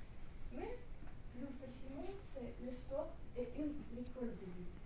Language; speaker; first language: French; non-native, learner; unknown